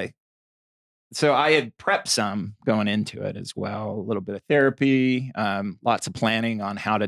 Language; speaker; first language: English; native; English